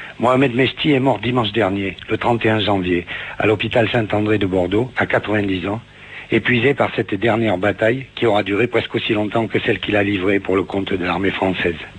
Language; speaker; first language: French; native; French